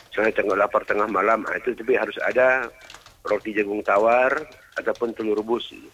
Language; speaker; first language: Indonesian; native; Indonesian